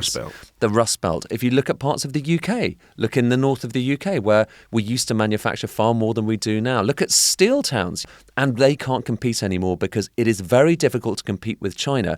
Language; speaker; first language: English; native; English